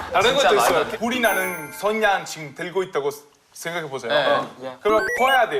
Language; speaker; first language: Korean; non-native, fluent; Italian